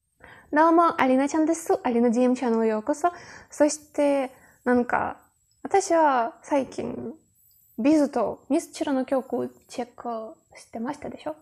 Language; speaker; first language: Japanese; non-native, learner; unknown